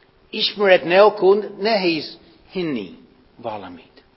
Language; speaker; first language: Hungarian; non-native, fluent; English